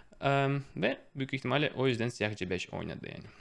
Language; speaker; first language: Turkish; non-native, fluent; Russian